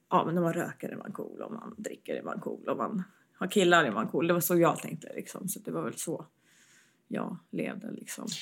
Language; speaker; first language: Swedish; early bilingual, heritage; Swedish